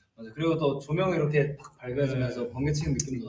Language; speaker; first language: Korean; native; Korean